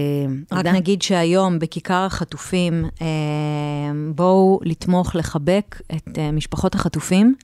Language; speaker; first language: Hebrew; native; Hebrew